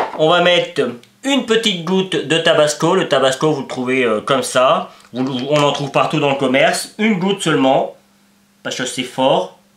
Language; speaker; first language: French; native; French